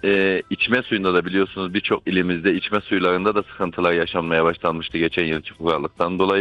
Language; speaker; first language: Turkish; native; Turkish